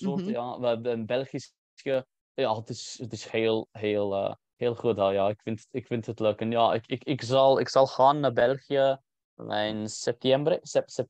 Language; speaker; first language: Dutch; non-native, learner; English